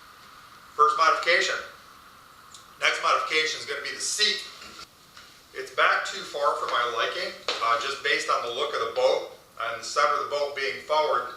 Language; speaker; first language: English; native; English